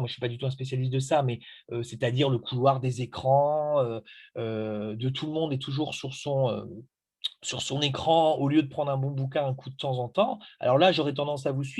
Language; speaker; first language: French; native; French